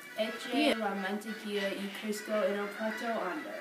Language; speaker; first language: Spanish; non-native, learner; English